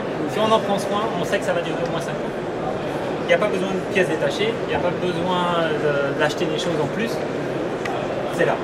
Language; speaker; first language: French; native; French